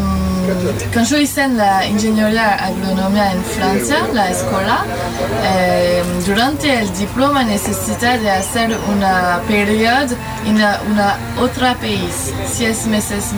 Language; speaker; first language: Spanish; non-native, learner; French